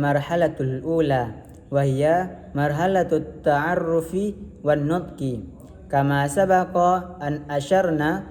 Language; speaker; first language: Arabic; non-native, learner; Indonesian